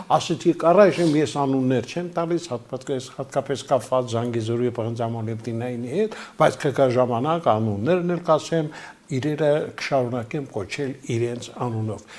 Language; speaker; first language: Armenian; native; Armenian